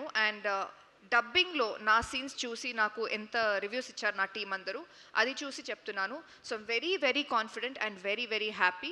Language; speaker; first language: Telugu; non-native, local second language; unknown